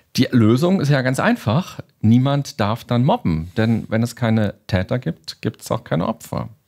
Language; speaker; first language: German; native; German